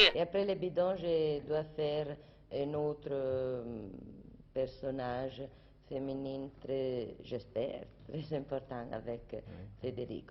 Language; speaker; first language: French; non-native, learner; Italian